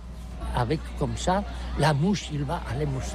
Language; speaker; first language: French; non-native, learner; Catalan